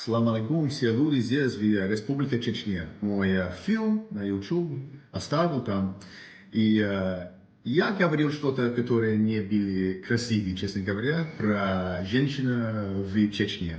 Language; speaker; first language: Russian; non-native, learner; English